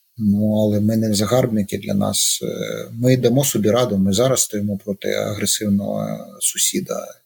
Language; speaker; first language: Ukrainian; native; Ukrainian